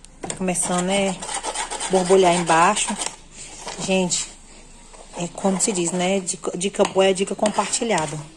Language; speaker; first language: Portuguese; native; Portuguese